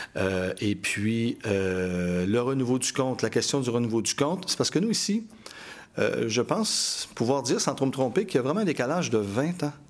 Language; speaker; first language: French; native; French